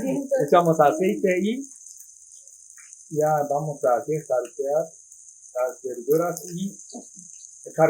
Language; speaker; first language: Spanish; non-native, fluent; Japanese